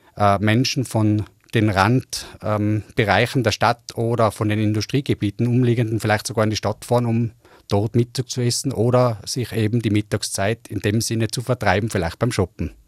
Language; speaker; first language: German; native; German